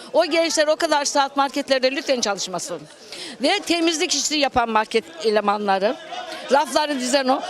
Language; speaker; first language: Turkish; native; Turkish